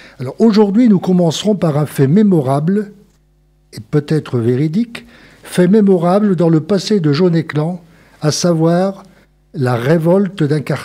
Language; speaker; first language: French; native; French